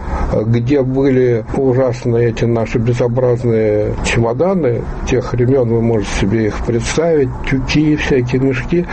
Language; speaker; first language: Russian; native; Russian